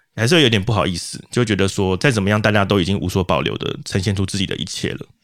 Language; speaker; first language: Chinese; native; Chinese